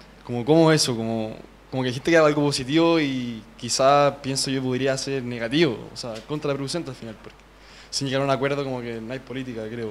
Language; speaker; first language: Spanish; native; Spanish